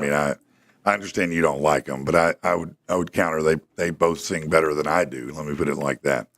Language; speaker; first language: English; native; English